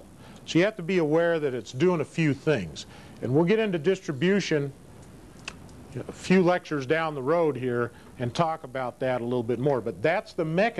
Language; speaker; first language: English; native; English